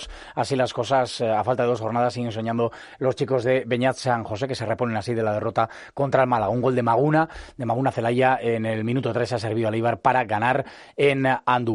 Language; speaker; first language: Spanish; native; Spanish